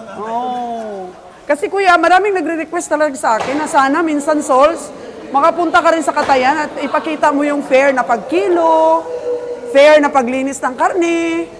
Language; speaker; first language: Filipino; non-native, local second language; Cebuano